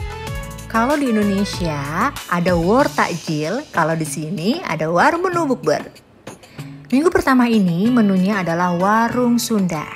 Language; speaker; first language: Indonesian; native; Indonesian